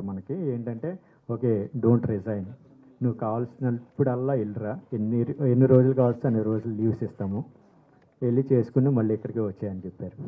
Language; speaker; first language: Telugu; native; Telugu